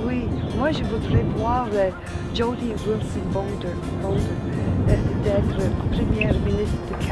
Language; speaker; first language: French; non-native, local second language; English